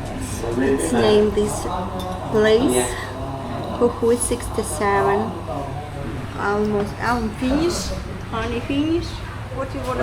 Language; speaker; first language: English; non-native, learner; Russian